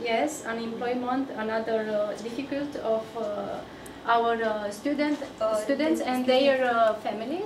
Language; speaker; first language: English; non-native, fluent; Romanian